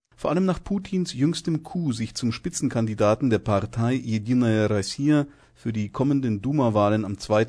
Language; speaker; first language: German; native; German